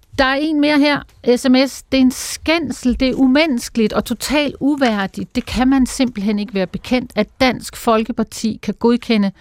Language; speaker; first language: Danish; native; Danish